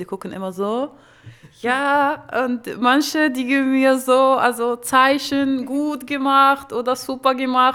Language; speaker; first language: German; non-native, learner; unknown